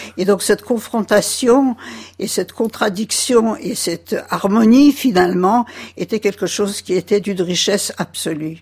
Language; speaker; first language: French; early bilingual, other home language; Yiddish